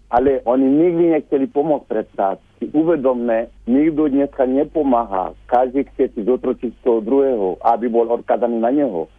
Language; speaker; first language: Slovak; non-native, fluent; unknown